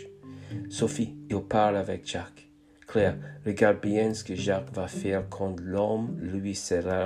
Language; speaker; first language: French; non-native, learner; English